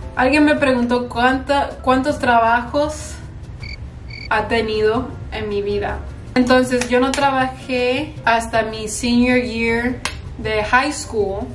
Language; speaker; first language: Spanish; early bilingual, heritage; Spanish